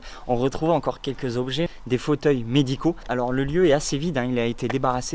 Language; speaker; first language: French; native; French